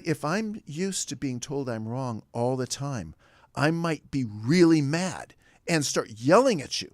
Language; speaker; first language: English; native; English